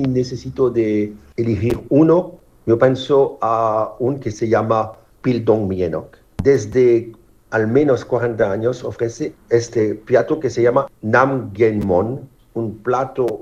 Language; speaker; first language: Spanish; non-native, fluent; French